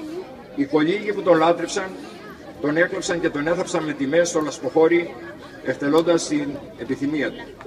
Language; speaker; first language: Greek; native; Greek